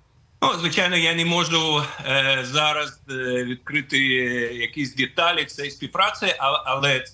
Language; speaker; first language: Ukrainian; non-native, fluent; Russian